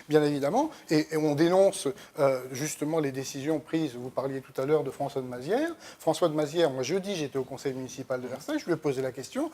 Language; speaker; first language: French; native; French